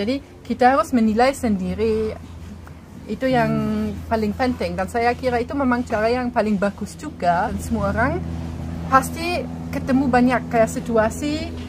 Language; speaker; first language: Indonesian; non-native, fluent; German